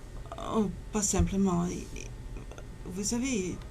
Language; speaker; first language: French; non-native, fluent; English